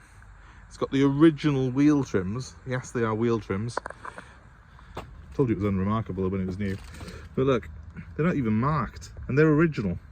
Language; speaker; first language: English; native; English